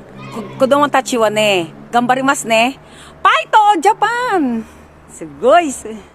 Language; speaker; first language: Japanese; non-native, learner; Filipino